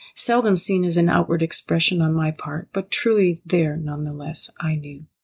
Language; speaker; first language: English; native; English